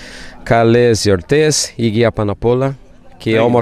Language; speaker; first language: Greek; non-native, fluent; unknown